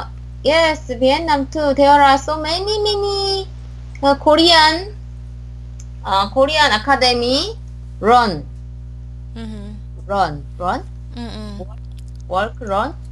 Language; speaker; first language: English; non-native, learner; Korean